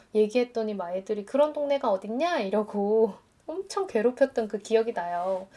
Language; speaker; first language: Korean; native; Korean